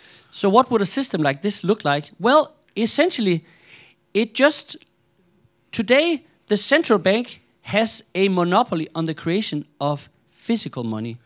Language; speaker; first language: English; non-native, fluent; Danish